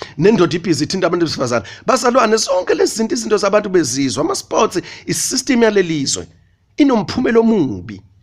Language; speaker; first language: Zulu; native; Zulu